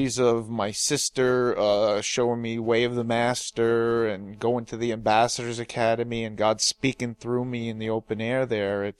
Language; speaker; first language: English; native; English